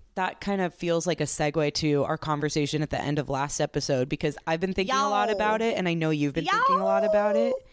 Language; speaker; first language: English; native; English